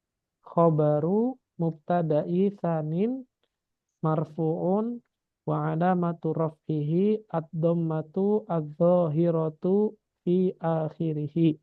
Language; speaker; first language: Arabic; non-native, fluent; Indonesian